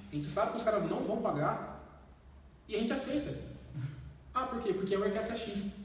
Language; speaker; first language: Portuguese; native; Portuguese